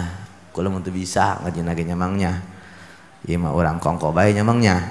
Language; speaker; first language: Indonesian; non-native, local second language; Sundanese